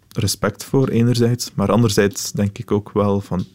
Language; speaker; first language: Dutch; early bilingual, other home language; Arabic